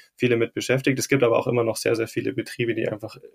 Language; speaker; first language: German; native; German